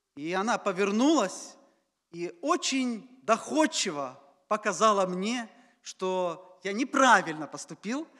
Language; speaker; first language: Russian; native; Russian